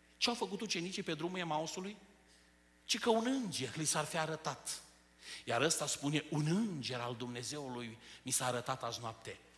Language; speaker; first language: Romanian; native; Romanian